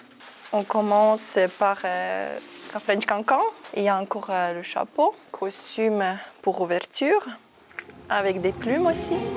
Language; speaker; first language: French; non-native, learner; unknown